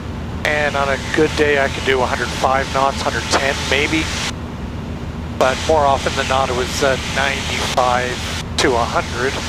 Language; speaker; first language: English; native; English